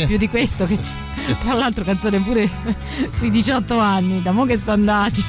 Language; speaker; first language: Italian; native; Italian